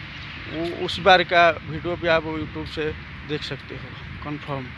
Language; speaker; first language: Hindi; non-native, local second language; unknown